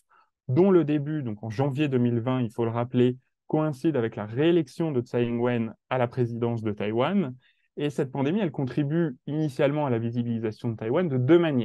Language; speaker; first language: French; native; French